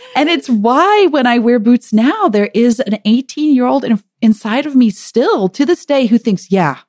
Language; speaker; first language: English; native; English